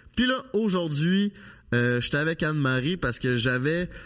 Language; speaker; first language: French; native; French